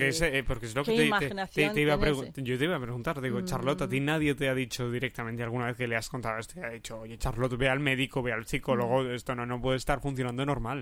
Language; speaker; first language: Spanish; native; Spanish